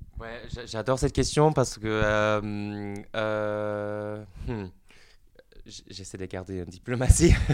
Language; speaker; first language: French; non-native, fluent; English